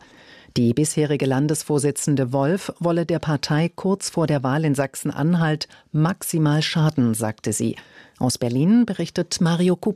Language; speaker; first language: German; native; German